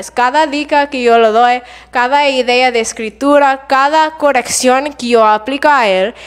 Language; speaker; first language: Spanish; non-native, fluent; English